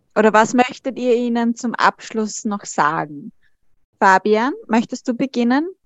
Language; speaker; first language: German; native; German